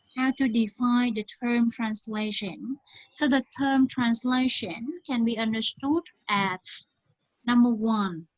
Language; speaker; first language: English; non-native, fluent; Vietnamese